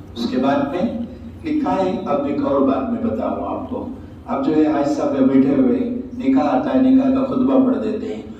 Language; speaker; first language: Urdu; native; Urdu